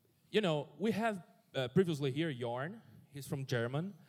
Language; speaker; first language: English; non-native, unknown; Portuguese